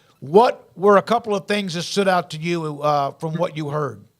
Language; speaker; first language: English; native; English